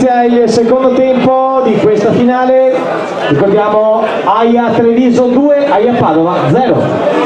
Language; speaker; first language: Italian; native; Italian